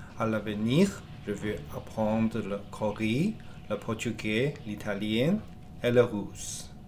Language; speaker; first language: French; non-native, learner; Chinese